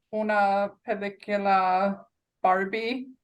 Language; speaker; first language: Spanish; non-native, learner; English